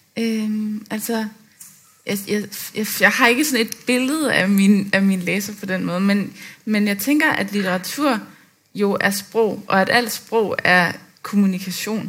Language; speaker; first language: Danish; native; Danish